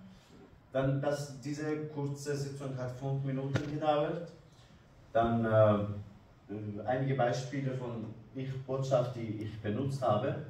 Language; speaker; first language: German; non-native, learner; Kurdish